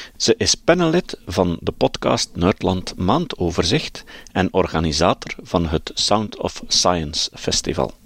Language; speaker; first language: Dutch; native; Dutch